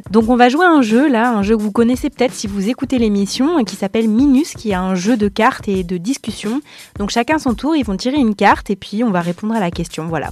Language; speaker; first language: French; native; French